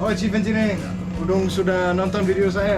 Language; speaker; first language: Indonesian; non-native, learner; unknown